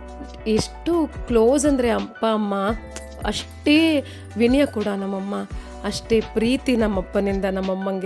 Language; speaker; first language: Kannada; native; Kannada